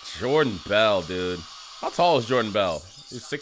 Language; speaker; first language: English; native; English